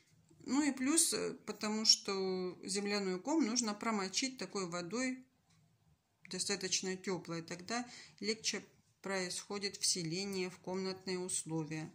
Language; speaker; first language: Russian; native; Russian